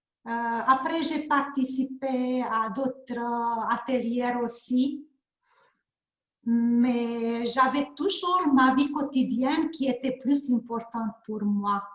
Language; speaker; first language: French; non-native, learner; Hungarian